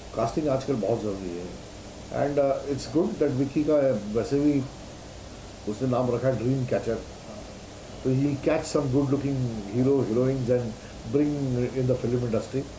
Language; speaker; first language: Hindi; native; Hindi